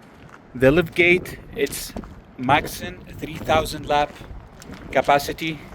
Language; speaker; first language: English; non-native, learner; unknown